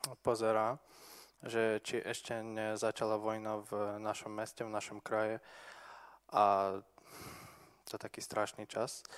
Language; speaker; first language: Slovak; non-native, local second language; Ukrainian